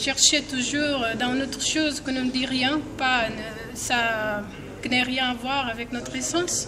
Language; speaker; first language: French; non-native, fluent; Portuguese